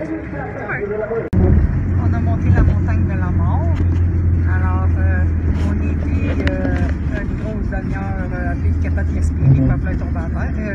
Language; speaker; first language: French; native; French